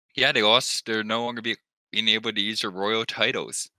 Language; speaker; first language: English; native; English